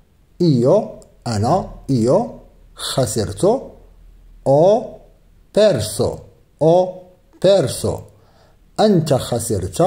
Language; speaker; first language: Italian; non-native, fluent; Arabic